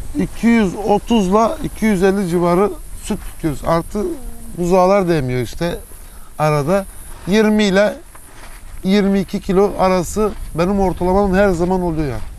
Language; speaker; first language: Turkish; early bilingual, heritage; Turkish